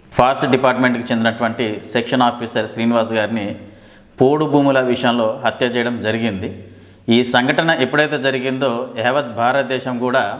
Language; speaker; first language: Telugu; native; Telugu